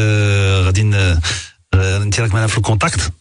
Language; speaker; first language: Arabic; native; Arabic